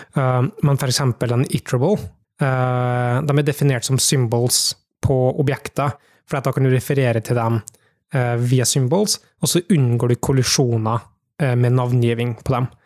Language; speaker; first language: Norwegian; native; Norwegian